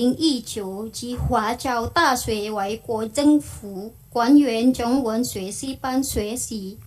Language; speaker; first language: Chinese; non-native, learner; Indonesian